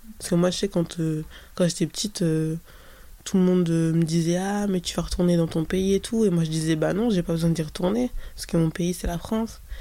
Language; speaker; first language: French; native; French